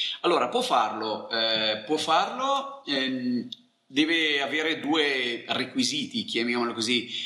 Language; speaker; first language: Italian; native; Italian